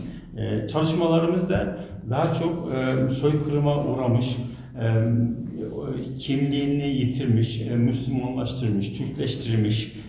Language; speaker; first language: Turkish; native; Turkish